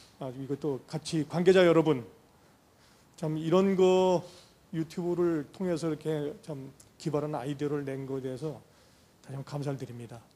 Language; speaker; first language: Korean; native; Korean